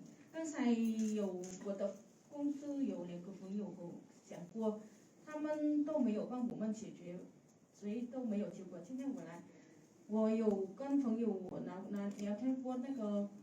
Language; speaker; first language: Chinese; non-native, learner; Vietnamese